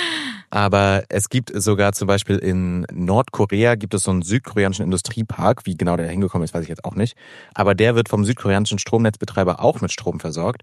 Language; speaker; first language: German; native; German